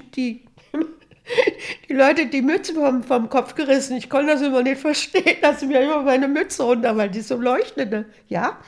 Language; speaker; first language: German; native; German